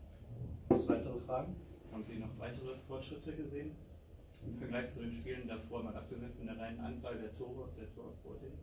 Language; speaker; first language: German; native; German